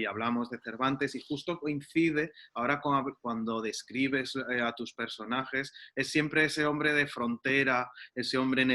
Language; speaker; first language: Spanish; native; Spanish